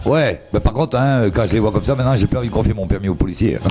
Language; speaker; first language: French; native; French